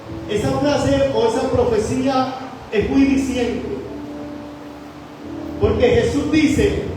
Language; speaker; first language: Spanish; native; Spanish